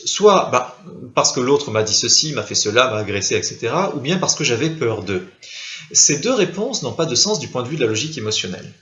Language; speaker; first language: French; native; French